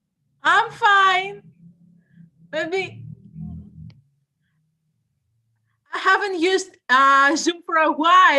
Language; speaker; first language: English; non-native, fluent; Greek